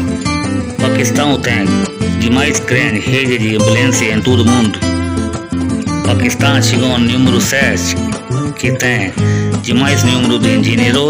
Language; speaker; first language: Portuguese; non-native, learner; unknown